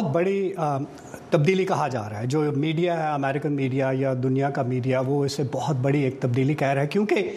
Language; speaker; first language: Urdu; native; Urdu